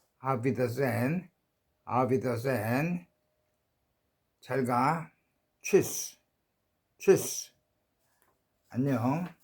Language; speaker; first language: German; non-native, learner; Korean